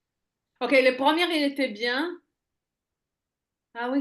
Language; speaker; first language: French; non-native, fluent; Hebrew